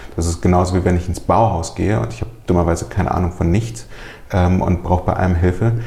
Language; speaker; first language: German; early bilingual, other home language; Russian